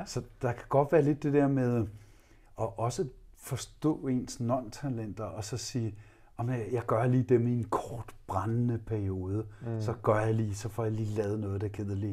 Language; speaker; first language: Danish; native; Danish